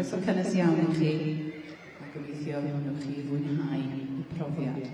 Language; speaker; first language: Welsh; native; Welsh